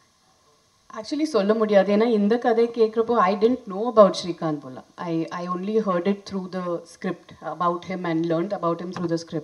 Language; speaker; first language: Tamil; non-native, fluent; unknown